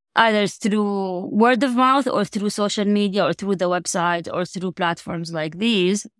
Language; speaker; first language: English; non-native, fluent; Arabic